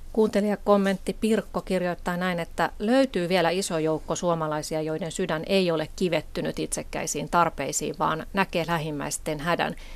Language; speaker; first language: Finnish; native; Finnish